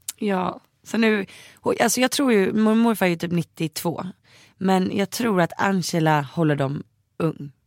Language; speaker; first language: Swedish; native; Swedish